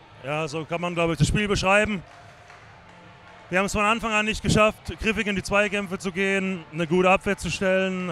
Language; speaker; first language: German; native; German